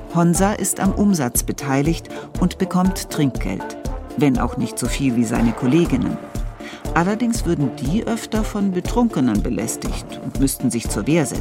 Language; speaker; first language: German; native; German